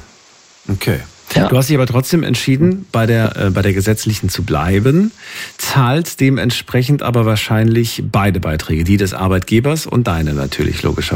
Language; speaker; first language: German; native; German